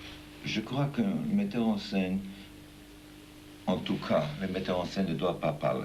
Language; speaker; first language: French; non-native, fluent; German